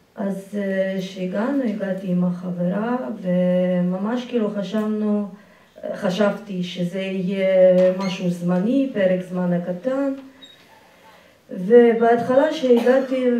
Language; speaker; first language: Hebrew; non-native, fluent; Russian